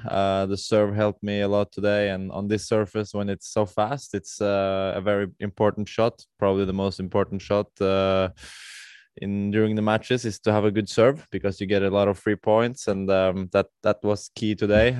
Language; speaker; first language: English; non-native, fluent; Norwegian